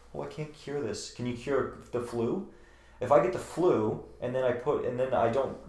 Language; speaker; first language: English; native; English